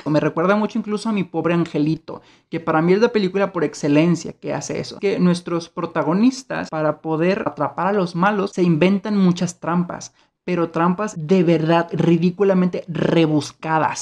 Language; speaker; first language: Spanish; native; Spanish